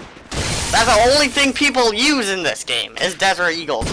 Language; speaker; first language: English; native; English